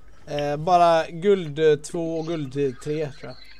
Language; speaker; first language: Swedish; native; Swedish